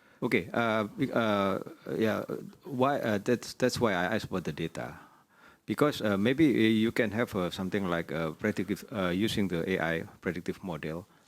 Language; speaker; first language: English; non-native, learner; Indonesian